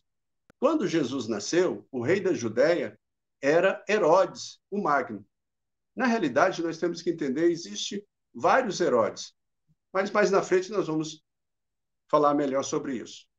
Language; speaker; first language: Portuguese; native; Portuguese